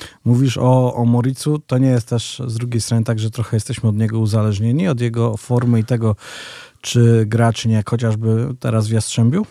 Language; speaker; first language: Polish; native; Polish